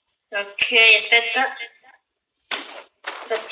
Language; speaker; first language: Italian; native; Italian